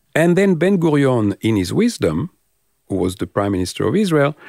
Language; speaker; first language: English; non-native, fluent; French